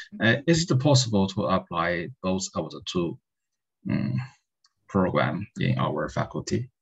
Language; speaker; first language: English; non-native, learner; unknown